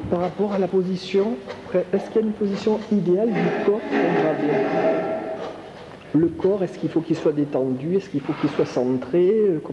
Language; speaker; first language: French; native; French